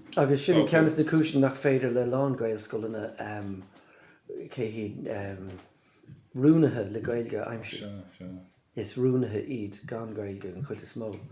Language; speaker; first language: Irish; native; Irish